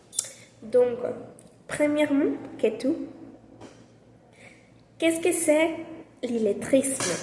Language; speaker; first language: French; non-native, learner; Spanish